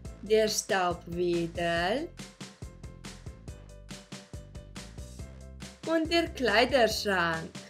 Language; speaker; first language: German; non-native, fluent; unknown